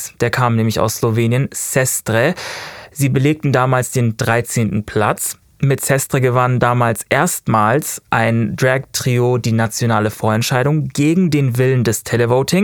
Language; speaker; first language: German; native; German